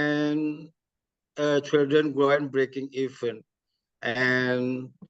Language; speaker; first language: English; non-native, learner; Indonesian